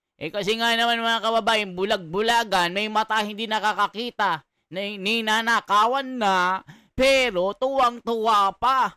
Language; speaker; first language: Filipino; native; Filipino